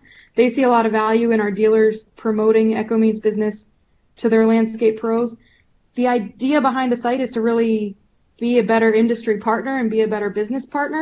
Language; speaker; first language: English; native; English